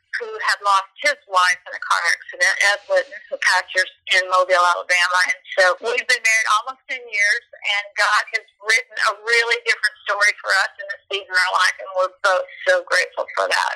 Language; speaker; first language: English; native; English